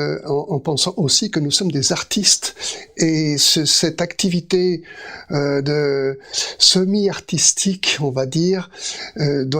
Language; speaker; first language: French; native; French